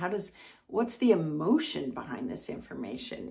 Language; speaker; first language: English; native; English